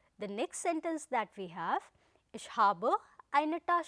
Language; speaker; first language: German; non-native, fluent; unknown